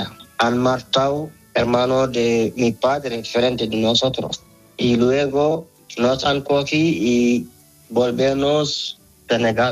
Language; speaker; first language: Spanish; non-native, learner; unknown